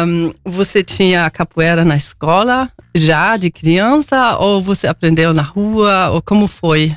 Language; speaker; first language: Portuguese; non-native, learner; German